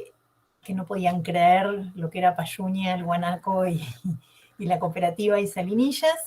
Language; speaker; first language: Spanish; native; Spanish